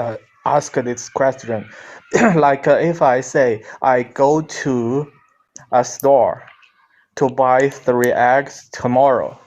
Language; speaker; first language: English; non-native, learner; Chinese